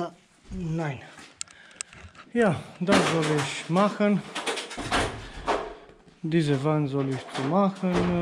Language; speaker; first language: German; non-native, learner; Romanian